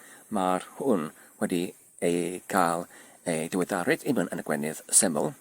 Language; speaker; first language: Welsh; non-native, learner; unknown